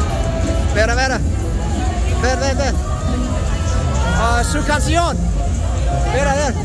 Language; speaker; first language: Spanish; non-native, learner; English